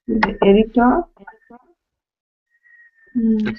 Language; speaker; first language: English; non-native, learner; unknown